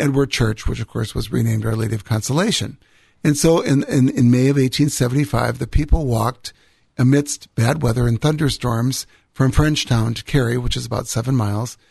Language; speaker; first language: English; native; English